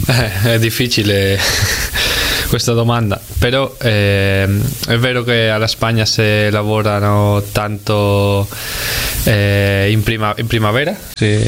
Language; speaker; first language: Italian; non-native, fluent; Spanish